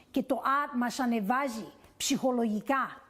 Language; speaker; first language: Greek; early bilingual, heritage; English